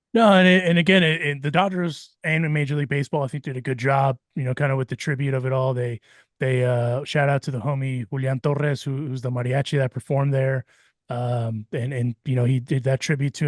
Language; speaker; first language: English; native; English